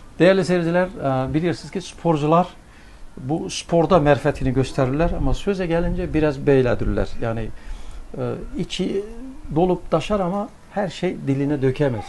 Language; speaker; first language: Turkish; early bilingual, heritage; Turkish